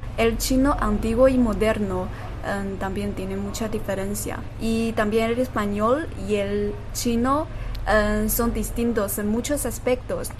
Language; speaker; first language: Spanish; non-native, fluent; Chinese